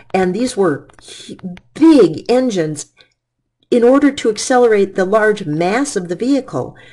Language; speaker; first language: English; native; English